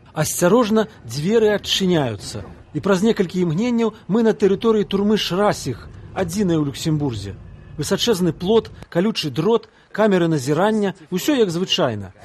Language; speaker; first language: Belarusian; native; Belarusian